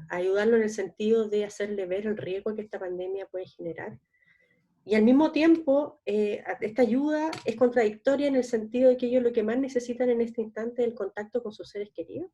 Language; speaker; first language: Spanish; native; Spanish